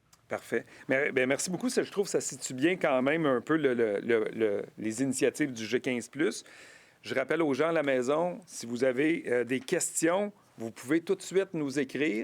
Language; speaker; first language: French; native; French